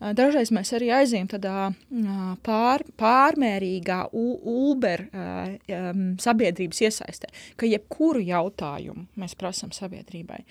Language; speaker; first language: Latvian; native; Latvian